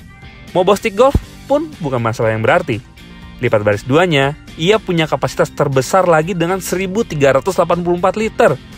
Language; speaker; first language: Indonesian; native; Indonesian